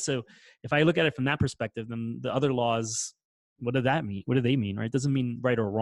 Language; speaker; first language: English; native; English